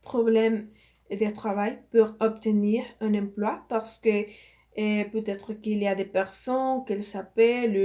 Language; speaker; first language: French; non-native, learner; Spanish